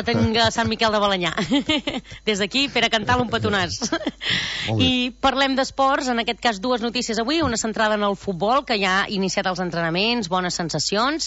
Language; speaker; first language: Catalan; native; Catalan